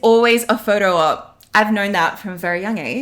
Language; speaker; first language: English; native; English